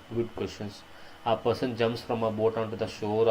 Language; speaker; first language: English; non-native, local second language; Kannada